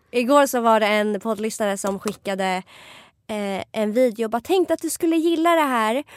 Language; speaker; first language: Swedish; native; Swedish